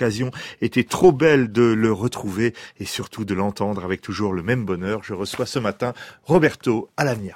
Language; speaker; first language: French; native; French